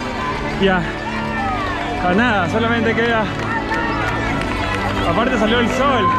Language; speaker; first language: Spanish; native; Spanish